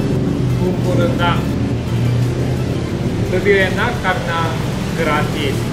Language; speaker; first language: Indonesian; non-native, learner; Korean